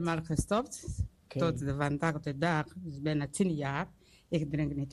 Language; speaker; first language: Dutch; non-native, learner; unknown